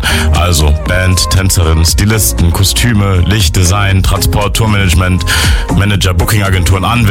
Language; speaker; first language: German; native; German